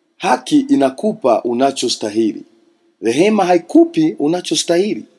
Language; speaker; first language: Swahili; non-native, local second language; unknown